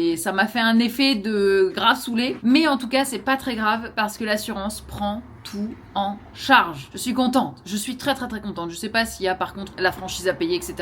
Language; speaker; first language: French; early bilingual, other home language; Portuguese